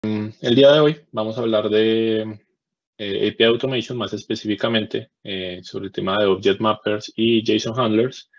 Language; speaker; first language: Spanish; native; Spanish